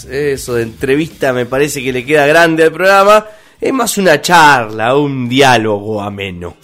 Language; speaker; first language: Spanish; native; Spanish